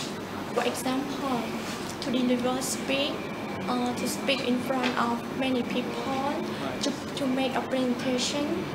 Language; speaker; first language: English; non-native, learner; Khmer